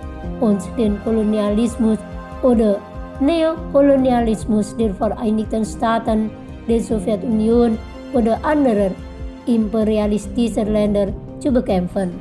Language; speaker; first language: German; non-native, fluent; Indonesian